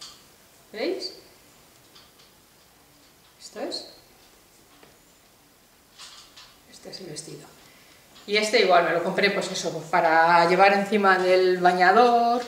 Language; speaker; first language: Spanish; native; Spanish